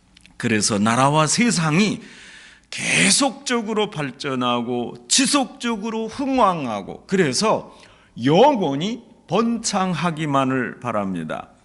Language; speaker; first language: Korean; native; Korean